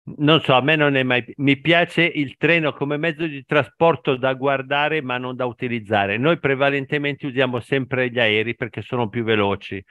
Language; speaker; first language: Italian; native; Italian